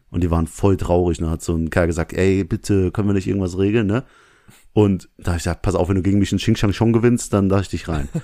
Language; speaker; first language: German; early bilingual, other home language; Urdu